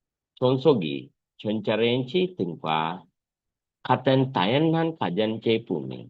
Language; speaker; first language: Korean; non-native, fluent; Sinhala